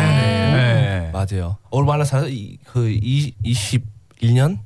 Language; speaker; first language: Korean; non-native, learner; English